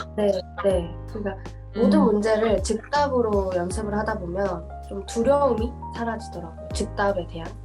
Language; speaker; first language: Korean; native; Korean